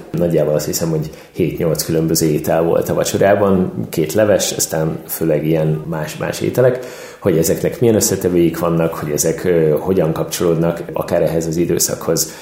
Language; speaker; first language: Hungarian; native; Hungarian